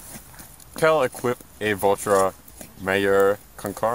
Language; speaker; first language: French; non-native, learner; English